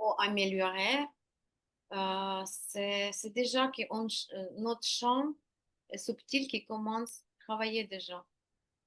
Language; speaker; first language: French; non-native, learner; Ukrainian